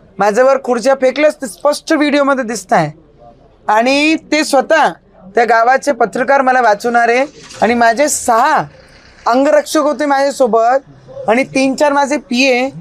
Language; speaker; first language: Marathi; non-native, local second language; Punjabi